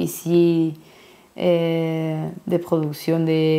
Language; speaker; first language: French; non-native, learner; Spanish